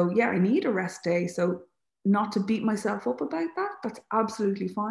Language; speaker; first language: English; native; English